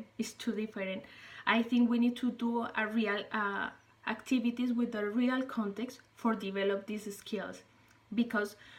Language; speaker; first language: English; non-native, learner; Spanish